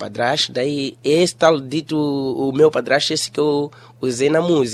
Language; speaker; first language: Portuguese; non-native, local second language; Shona